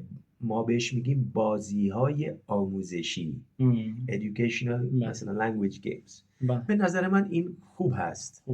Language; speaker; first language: Persian; non-native, fluent; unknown